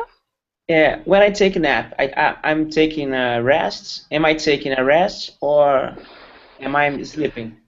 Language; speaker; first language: English; non-native, learner; Portuguese